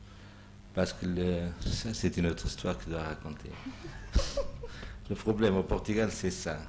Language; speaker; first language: French; non-native, fluent; Portuguese